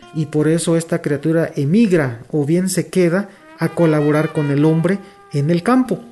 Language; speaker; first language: Spanish; non-native, local second language; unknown